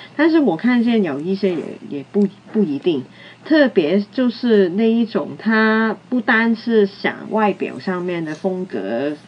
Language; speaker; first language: Chinese; non-native, local second language; Cantonese